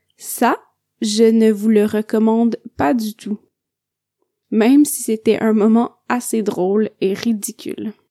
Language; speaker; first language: French; native; French